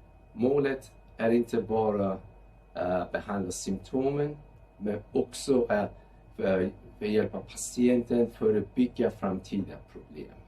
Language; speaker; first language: Swedish; non-native, fluent; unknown